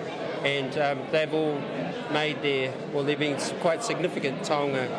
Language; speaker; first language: English; native; English